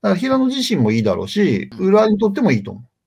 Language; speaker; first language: Japanese; native; Japanese